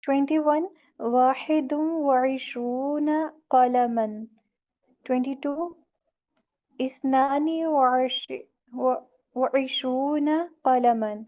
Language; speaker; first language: Arabic; non-native, learner; Urdu